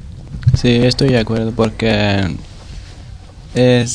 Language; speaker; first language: Spanish; non-native, local second language; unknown